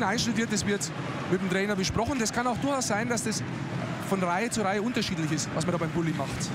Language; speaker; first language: German; native; German